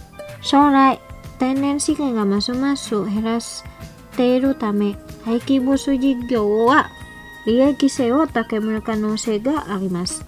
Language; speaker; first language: Japanese; non-native, fluent; Indonesian